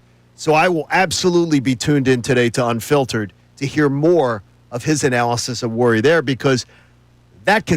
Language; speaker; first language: English; native; English